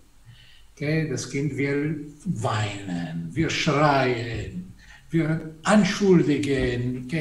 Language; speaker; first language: German; non-native, fluent; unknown